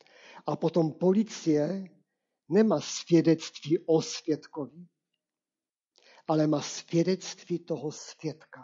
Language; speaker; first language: Czech; non-native, local second language; Polish